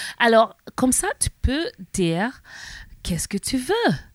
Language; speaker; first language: French; non-native, learner; English